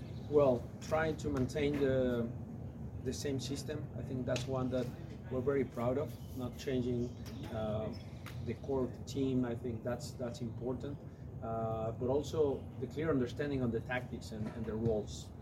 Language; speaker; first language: English; non-native, fluent; Spanish